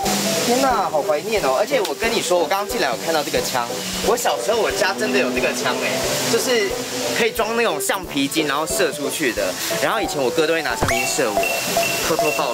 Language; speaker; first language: Chinese; native; Chinese